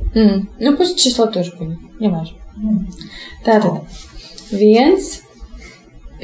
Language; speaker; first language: Latvian; non-native, local second language; Russian